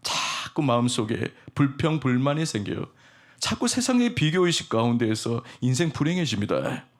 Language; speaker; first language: Korean; native; Korean